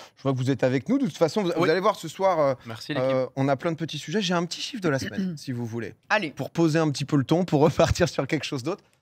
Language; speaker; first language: French; native; French